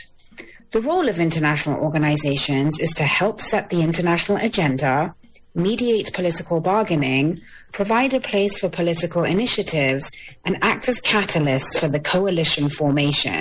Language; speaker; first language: English; native; English